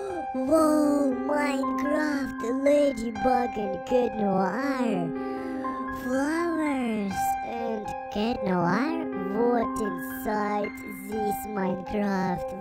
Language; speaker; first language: English; non-native, learner; Russian